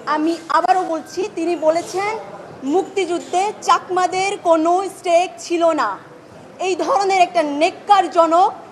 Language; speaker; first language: Bangla; non-native, local second language; Chakma